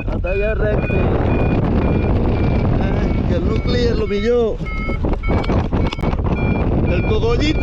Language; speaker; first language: Catalan; native; Catalan